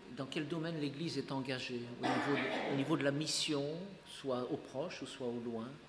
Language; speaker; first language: French; native; French